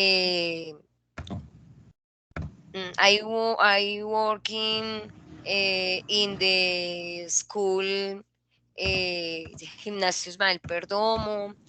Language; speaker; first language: English; non-native, learner; Spanish